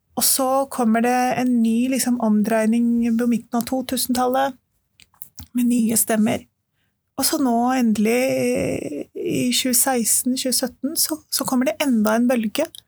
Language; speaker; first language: Norwegian; early bilingual, other home language; Urdu